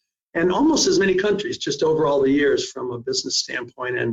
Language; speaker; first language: English; native; English